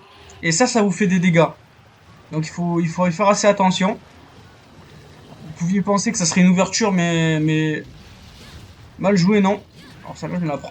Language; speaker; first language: French; native; French